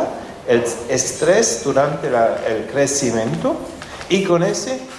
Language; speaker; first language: Spanish; non-native, fluent; German